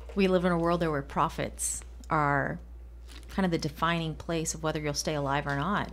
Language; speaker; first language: English; non-native, fluent; Spanish